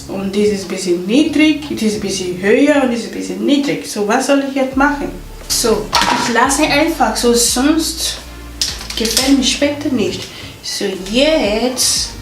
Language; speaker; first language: German; non-native, fluent; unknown